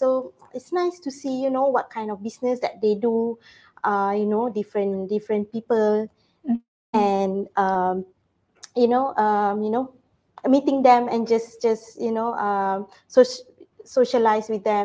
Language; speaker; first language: English; non-native, local second language; Malay